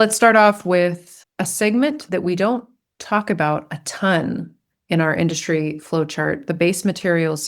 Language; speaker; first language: English; native; English